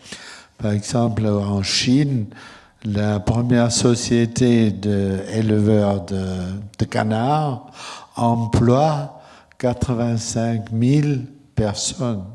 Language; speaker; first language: French; non-native, fluent; German